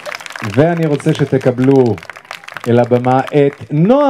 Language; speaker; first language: Hebrew; native; Hebrew